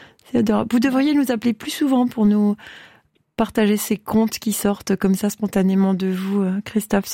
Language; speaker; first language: French; native; French